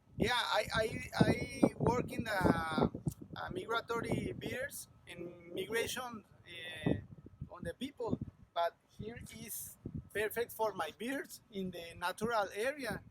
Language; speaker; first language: English; non-native, learner; Spanish